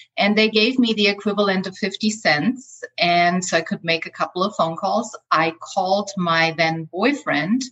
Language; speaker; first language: English; non-native, fluent; German